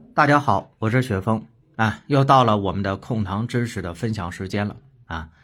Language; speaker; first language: Chinese; native; Chinese